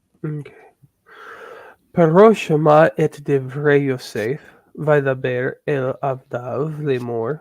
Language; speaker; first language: Hebrew; non-native, learner; English